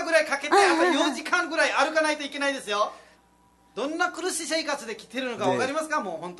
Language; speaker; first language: Japanese; non-native, fluent; Nepali